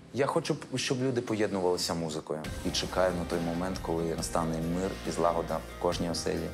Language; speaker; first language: Ukrainian; non-native, local second language; Crimean Tatar